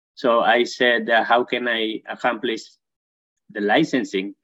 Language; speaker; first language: English; non-native, local second language; Filipino